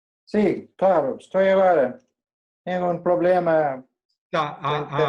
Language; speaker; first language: Spanish; non-native, learner; Portuguese